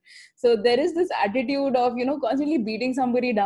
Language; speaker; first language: English; non-native, local second language; Hindi